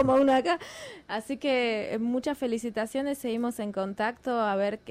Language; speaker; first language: Spanish; native; Spanish